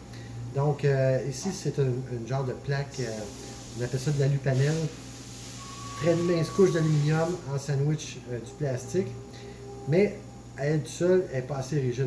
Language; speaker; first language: French; native; French